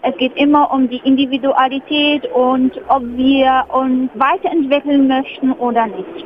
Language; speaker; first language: German; non-native, fluent; Arabic